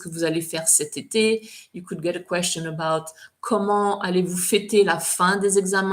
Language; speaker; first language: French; non-native, fluent; English